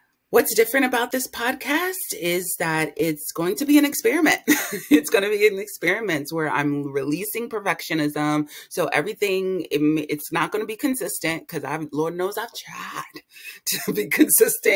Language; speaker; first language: English; native; English